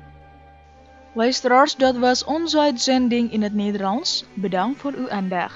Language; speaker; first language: Dutch; non-native, fluent; Indonesian